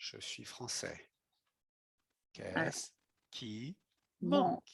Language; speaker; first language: French; non-native, fluent; English